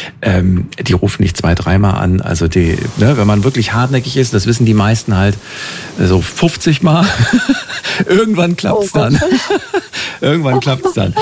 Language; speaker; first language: German; native; German